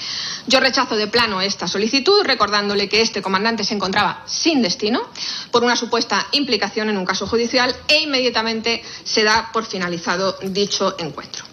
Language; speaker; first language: Spanish; native; Spanish